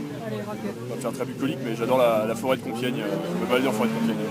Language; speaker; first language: French; native; French